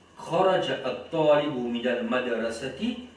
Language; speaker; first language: Arabic; non-native, learner; Haitian Creole